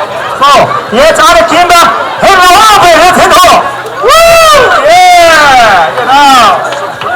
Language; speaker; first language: German; non-native, learner; Portuguese